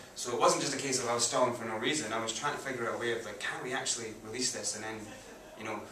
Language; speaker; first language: English; native; English